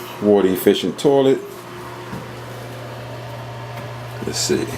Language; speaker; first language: English; native; English